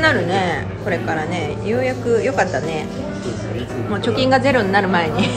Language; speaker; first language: Japanese; native; Japanese